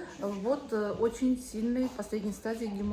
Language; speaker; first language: Russian; native; Russian